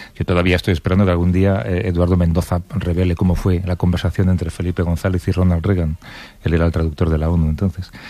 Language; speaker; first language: Spanish; native; Spanish